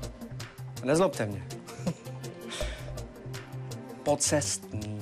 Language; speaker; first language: Czech; native; Czech